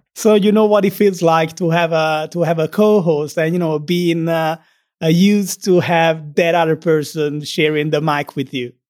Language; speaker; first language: English; non-native, fluent; Italian